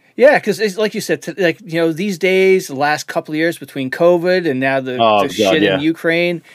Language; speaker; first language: English; native; English